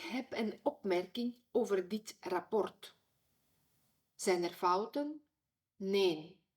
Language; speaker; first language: Dutch; non-native, fluent; Ukrainian